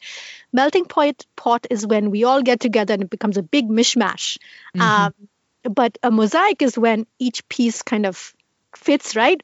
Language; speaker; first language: English; non-native, local second language; Tamil